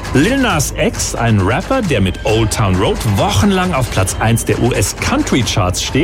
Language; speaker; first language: German; native; German